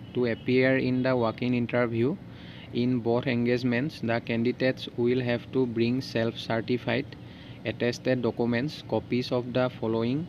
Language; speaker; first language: English; non-native, local second language; Assamese